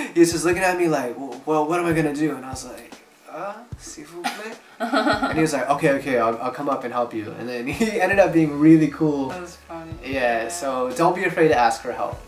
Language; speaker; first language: English; native; English